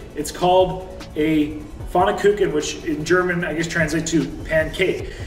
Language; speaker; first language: English; native; English